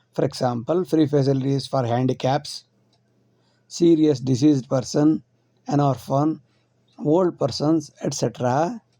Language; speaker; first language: English; non-native, local second language; Kannada